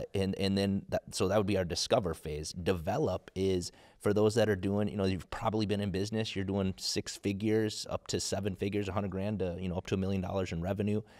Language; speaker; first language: English; native; English